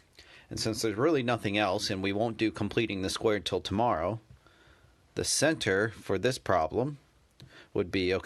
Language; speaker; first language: English; native; English